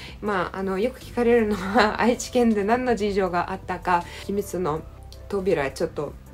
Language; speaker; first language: Japanese; non-native, fluent; Russian